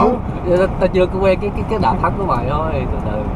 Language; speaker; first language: Vietnamese; early bilingual, heritage; Vietnamese